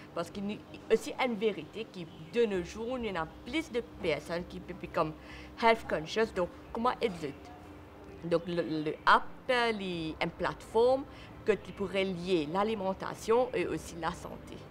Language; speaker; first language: French; non-native, local second language; Morisyen